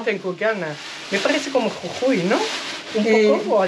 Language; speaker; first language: Spanish; non-native, fluent; French